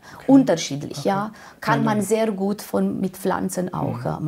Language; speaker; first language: German; non-native, fluent; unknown